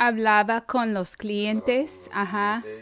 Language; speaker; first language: Spanish; non-native, fluent; English